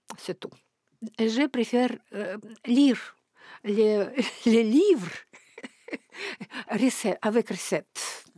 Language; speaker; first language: French; non-native, learner; Russian